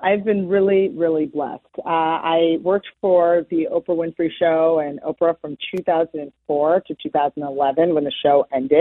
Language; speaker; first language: English; native; English